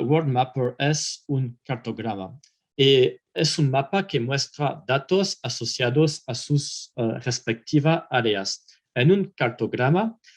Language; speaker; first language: Spanish; non-native, fluent; French